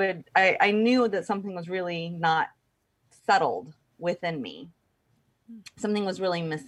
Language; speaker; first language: English; native; English